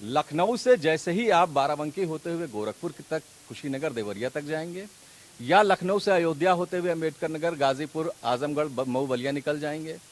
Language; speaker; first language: Hindi; native; Hindi